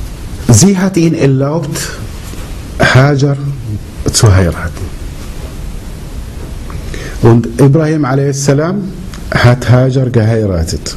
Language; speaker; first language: German; early bilingual, other home language; Arabic